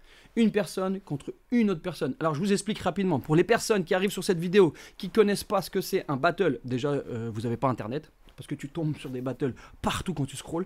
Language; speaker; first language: French; native; French